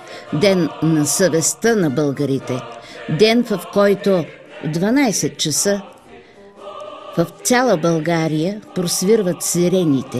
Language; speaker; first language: Bulgarian; native; Bulgarian